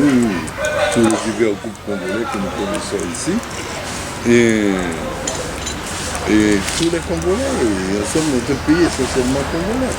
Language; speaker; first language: French; non-native, local second language; Haitian Creole